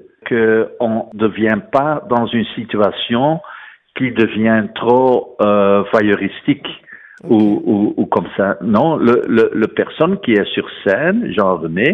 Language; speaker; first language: French; non-native, fluent; Dutch